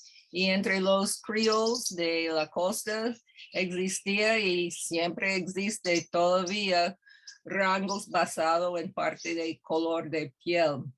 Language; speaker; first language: Spanish; non-native, fluent; English